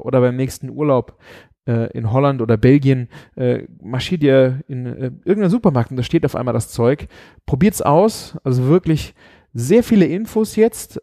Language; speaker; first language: German; native; German